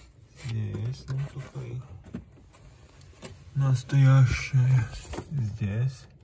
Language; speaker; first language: Russian; early bilingual, heritage; Russian